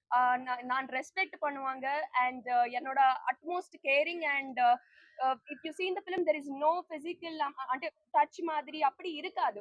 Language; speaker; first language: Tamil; non-native, fluent; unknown